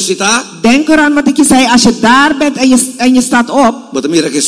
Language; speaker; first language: Dutch; non-native, fluent; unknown